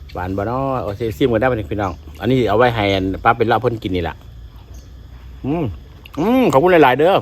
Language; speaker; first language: Thai; non-native, local second language; Northeastern Thai